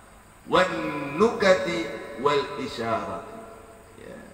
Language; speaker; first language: Arabic; non-native, fluent; Indonesian